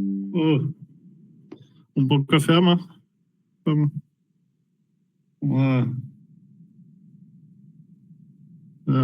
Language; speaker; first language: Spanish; non-native, learner; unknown